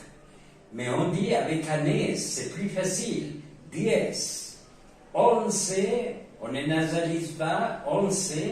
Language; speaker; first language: French; non-native, fluent; Spanish